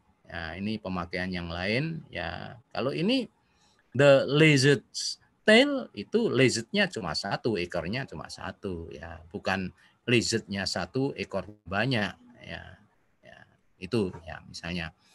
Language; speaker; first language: Indonesian; native; Indonesian